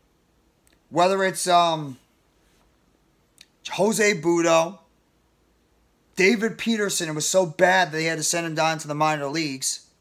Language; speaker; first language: English; native; English